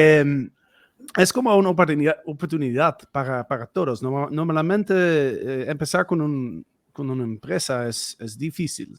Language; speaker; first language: Spanish; non-native, fluent; Dutch